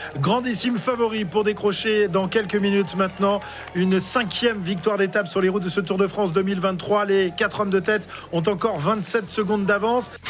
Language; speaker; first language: French; native; French